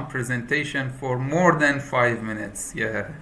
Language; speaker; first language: English; non-native, fluent; Persian